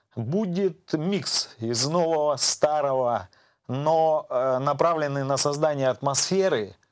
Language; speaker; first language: Russian; native; Russian